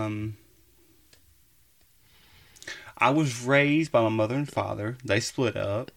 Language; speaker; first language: English; native; English